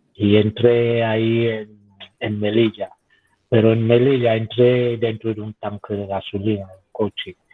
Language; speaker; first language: Spanish; non-native, fluent; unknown